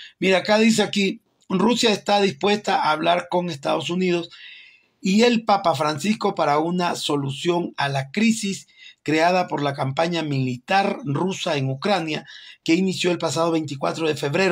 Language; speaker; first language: Spanish; native; Spanish